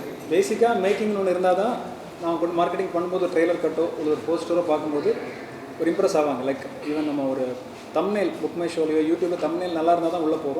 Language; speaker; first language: Tamil; native; Tamil